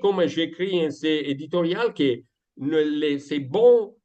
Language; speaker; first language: French; non-native, learner; Italian